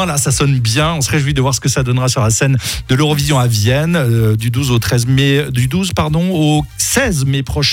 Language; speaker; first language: French; native; French